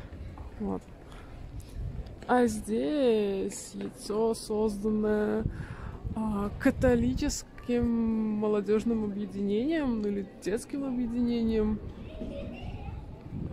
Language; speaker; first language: Russian; native; Russian